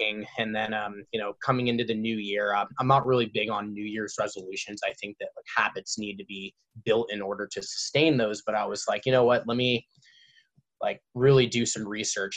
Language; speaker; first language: English; native; English